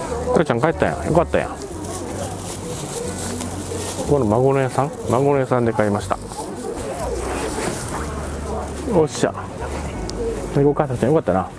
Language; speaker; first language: Japanese; native; Japanese